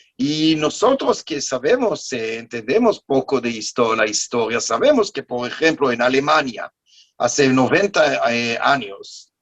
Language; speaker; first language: Spanish; non-native, learner; Hebrew